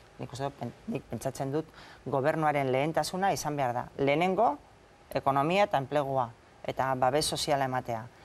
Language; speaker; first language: Basque; non-native, local second language; Spanish